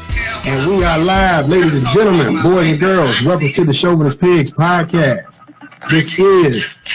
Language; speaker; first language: English; native; English